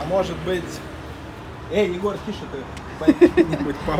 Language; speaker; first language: Russian; native; Russian